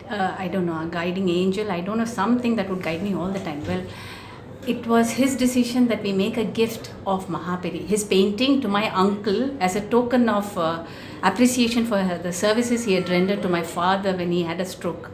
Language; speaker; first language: English; non-native, local second language; Tamil